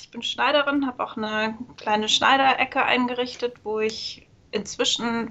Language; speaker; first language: German; native; German